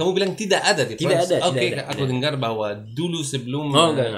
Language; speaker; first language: Indonesian; non-native, learner; French